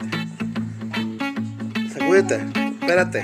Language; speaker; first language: Spanish; native; Spanish